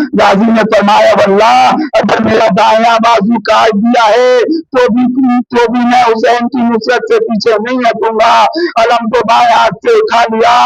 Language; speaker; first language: Urdu; native; Urdu